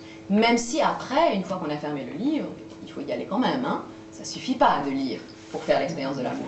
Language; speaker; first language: French; native; French